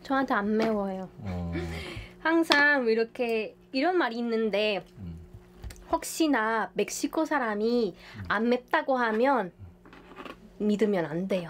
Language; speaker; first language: Korean; non-native, fluent; Spanish